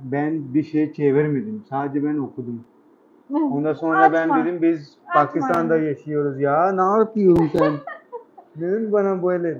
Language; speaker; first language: Turkish; non-native, learner; Urdu